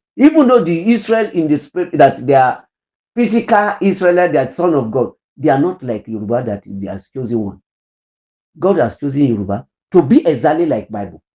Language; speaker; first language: English; non-native, local second language; Yoruba